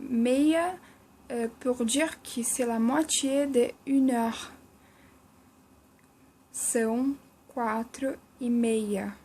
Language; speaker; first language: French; non-native, fluent; Portuguese